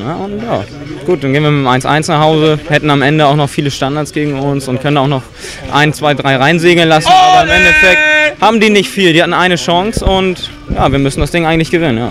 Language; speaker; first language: German; native; German